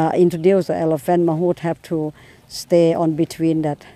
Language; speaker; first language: English; non-native, learner; Thai